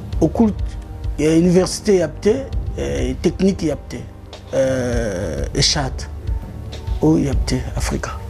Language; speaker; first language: Turkish; non-native, learner; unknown